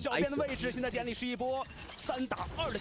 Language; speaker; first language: Chinese; native; Chinese